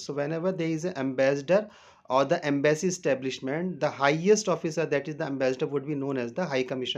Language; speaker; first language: English; non-native, local second language; Hindi